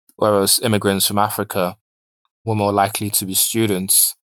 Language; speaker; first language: English; early bilingual, other home language; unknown